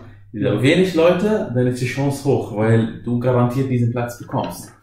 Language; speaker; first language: German; non-native, fluent; Arabic